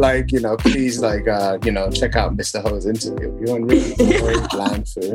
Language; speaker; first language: English; non-native, local second language; Cantonese